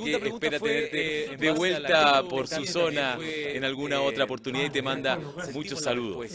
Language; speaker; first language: Spanish; native; Spanish